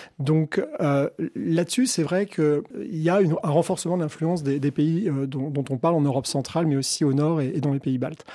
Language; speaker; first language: French; native; French